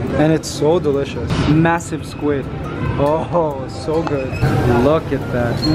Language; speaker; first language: English; native; English